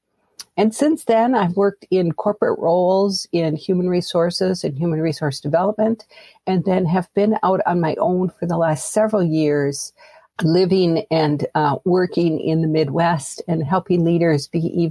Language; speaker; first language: English; native; English